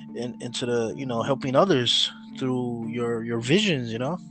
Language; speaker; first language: English; early bilingual, other home language; Spanish